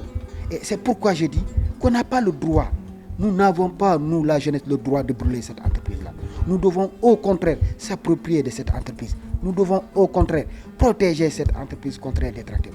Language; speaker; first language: French; non-native, local second language; Wolof